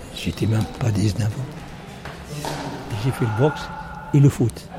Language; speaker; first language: French; non-native, learner; Arabic